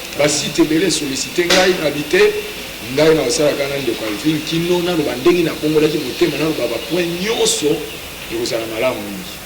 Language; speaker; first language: Lingala; native; Lingala